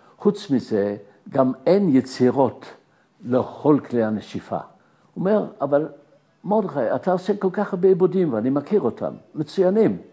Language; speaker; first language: Hebrew; early bilingual, other home language; German